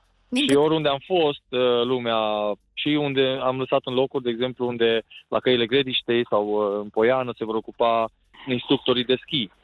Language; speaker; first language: Romanian; native; Romanian